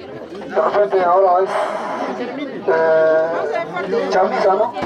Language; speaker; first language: Spanish; native; Spanish